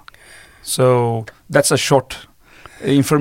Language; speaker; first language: English; non-native, fluent; Swedish